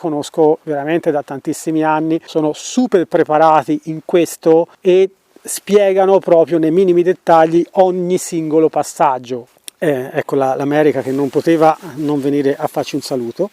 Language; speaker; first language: Italian; native; Italian